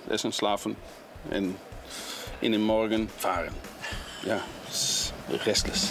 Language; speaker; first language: German; non-native, learner; Dutch